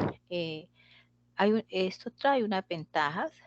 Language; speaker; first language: Spanish; native; Spanish